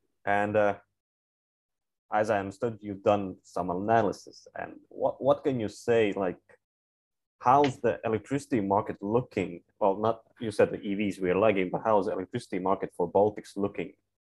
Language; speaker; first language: English; non-native, fluent; Latvian